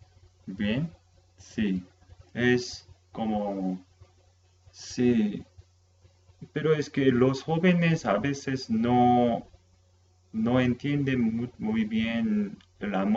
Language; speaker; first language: Spanish; non-native, fluent; Korean